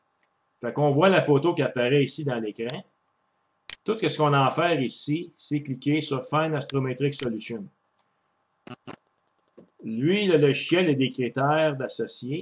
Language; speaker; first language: French; native; French